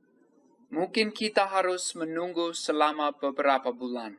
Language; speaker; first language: Indonesian; non-native, fluent; English